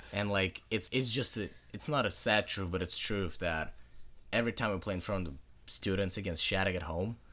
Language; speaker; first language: English; non-native, fluent; Russian